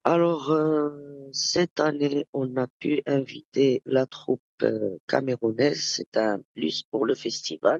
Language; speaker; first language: French; non-native, local second language; Arabic